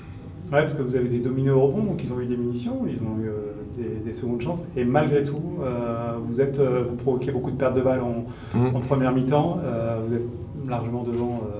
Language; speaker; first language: French; native; French